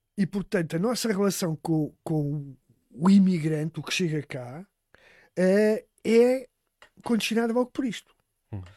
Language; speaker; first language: Portuguese; native; Portuguese